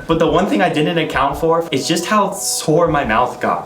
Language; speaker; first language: English; native; English